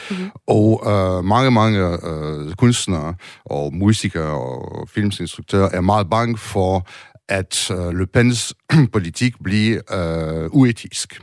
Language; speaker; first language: Danish; non-native, learner; French